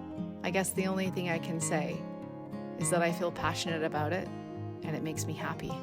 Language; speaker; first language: English; native; English